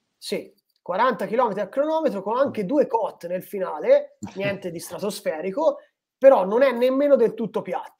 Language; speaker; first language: Italian; native; Italian